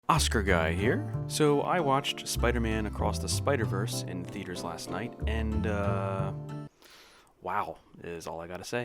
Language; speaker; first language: English; native; English